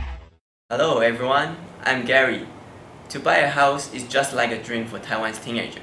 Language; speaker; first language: English; non-native, learner; Chinese